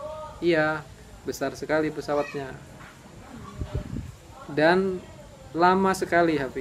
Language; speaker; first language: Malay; non-native, local second language; Javanese